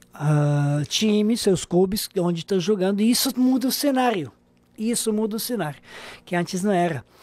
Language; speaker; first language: Portuguese; non-native, fluent; Serbian